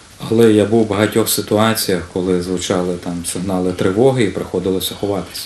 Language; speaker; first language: Ukrainian; native; Ukrainian